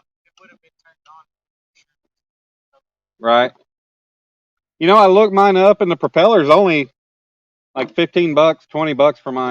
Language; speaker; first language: English; native; English